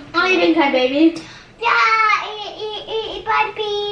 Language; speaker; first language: German; early bilingual, other home language; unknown